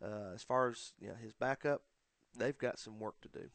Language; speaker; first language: English; native; English